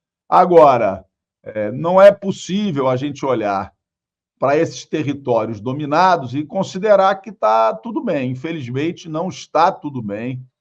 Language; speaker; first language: Portuguese; native; Portuguese